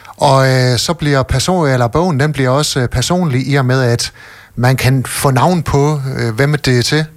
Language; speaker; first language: Danish; native; Danish